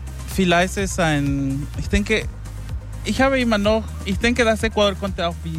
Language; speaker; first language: German; non-native, learner; Spanish